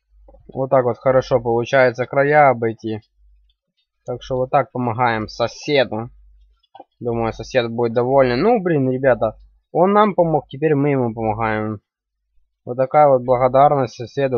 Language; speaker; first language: Russian; native; Russian